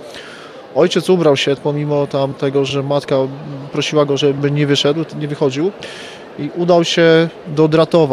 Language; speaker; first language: Polish; native; Polish